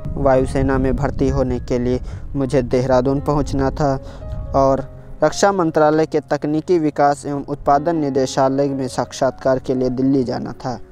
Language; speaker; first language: Hindi; native; Hindi